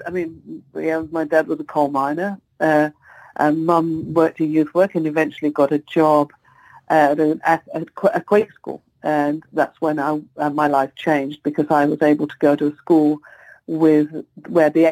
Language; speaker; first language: English; native; English